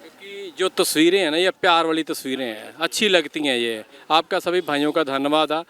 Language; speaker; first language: Hindi; non-native, local second language; Punjabi